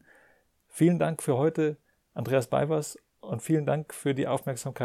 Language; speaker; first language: German; native; German